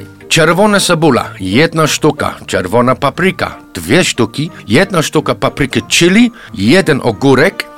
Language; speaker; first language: Polish; non-native, fluent; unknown